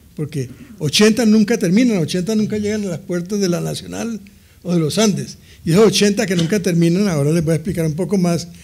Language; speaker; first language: Spanish; native; Spanish